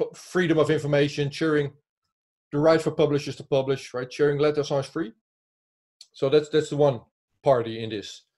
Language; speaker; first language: English; non-native, fluent; Dutch